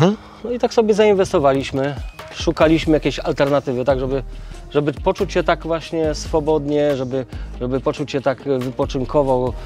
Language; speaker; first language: Polish; native; Polish